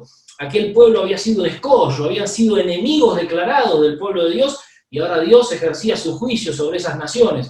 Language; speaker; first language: Spanish; native; Spanish